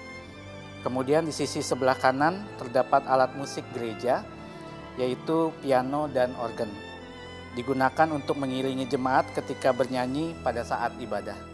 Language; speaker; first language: Indonesian; native; Indonesian